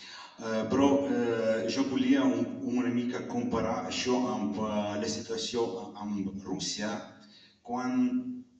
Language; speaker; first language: Catalan; non-native, fluent; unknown